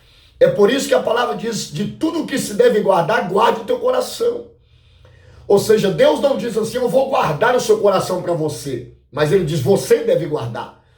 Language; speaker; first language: Portuguese; native; Portuguese